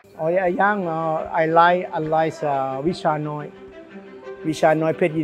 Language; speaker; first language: English; non-native, learner; Thai